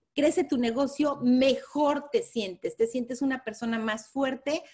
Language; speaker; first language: Spanish; native; Spanish